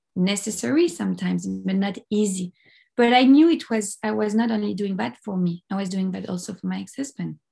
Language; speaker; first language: English; non-native, fluent; French